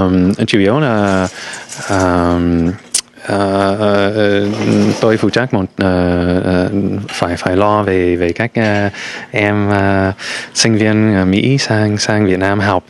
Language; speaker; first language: Vietnamese; non-native, fluent; English